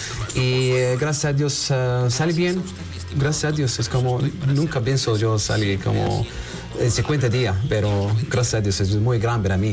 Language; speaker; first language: Spanish; non-native, learner; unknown